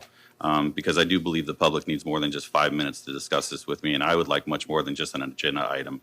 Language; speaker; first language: English; native; English